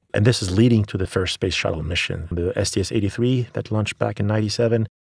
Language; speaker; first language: English; non-native, fluent; Arabic